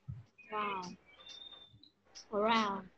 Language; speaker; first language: English; non-native, learner; Vietnamese